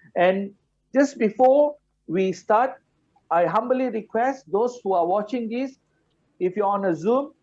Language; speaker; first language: English; non-native, local second language; Malay